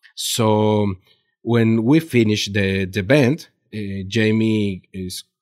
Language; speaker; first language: English; non-native, learner; Spanish